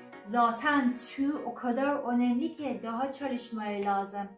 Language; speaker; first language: Turkish; non-native, learner; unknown